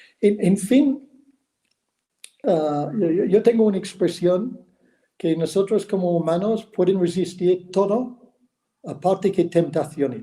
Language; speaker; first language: Spanish; non-native, fluent; English